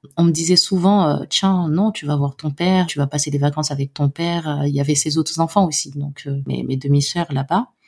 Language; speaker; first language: French; non-native, local second language; Haitian Creole